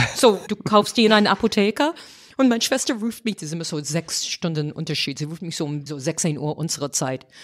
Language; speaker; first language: German; non-native, fluent; English